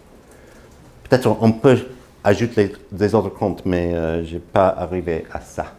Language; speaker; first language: French; non-native, learner; English